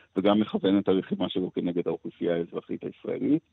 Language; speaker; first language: Hebrew; non-native, fluent; Russian